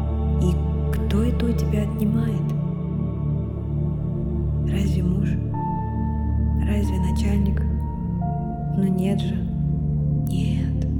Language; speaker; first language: Russian; native; Russian